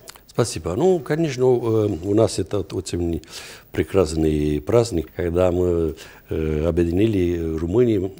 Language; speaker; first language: Russian; non-native, fluent; Romanian